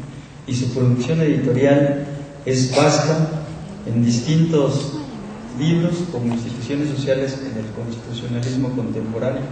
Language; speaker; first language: Spanish; native; Spanish